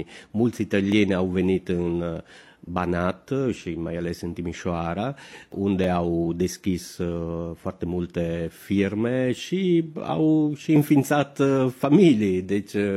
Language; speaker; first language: Romanian; non-native, fluent; Italian